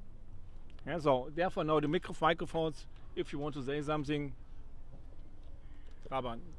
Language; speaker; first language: English; non-native, learner; German